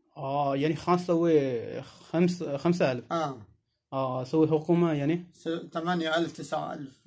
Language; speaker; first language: Arabic; non-native, learner; Hindi